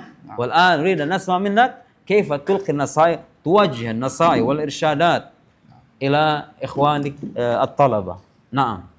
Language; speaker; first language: Arabic; non-native, fluent; Indonesian